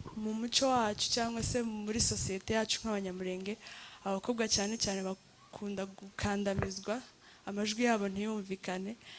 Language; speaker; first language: Rundi; early bilingual, heritage; Rundi